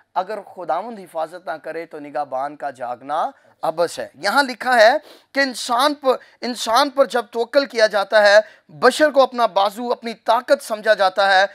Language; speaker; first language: Urdu; non-native, local second language; Punjabi